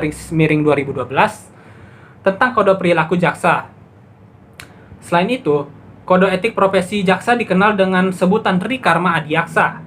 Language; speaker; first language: Indonesian; native; Indonesian